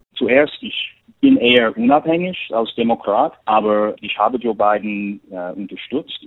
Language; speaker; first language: German; non-native, fluent; English